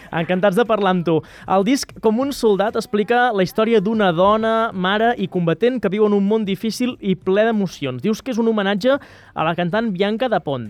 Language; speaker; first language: Catalan; native; Catalan